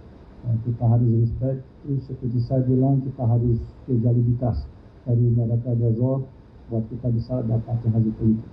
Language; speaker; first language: Indonesian; non-native, fluent; Thai